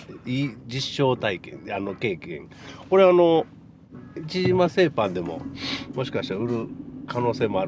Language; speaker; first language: Japanese; native; Japanese